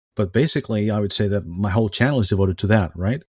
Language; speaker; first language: English; non-native, fluent; Spanish